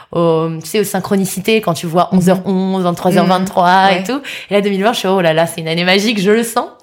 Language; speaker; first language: French; native; French